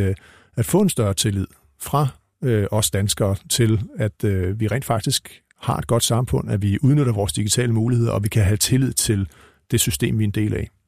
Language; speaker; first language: Danish; native; Danish